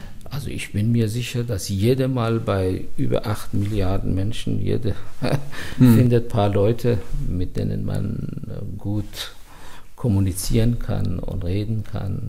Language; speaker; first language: German; non-native, fluent; Persian